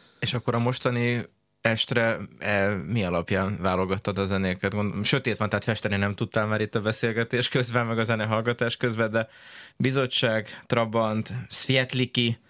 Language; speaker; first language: Hungarian; native; Hungarian